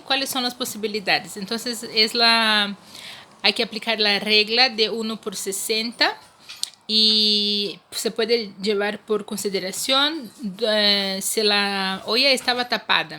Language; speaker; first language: Spanish; non-native, fluent; Portuguese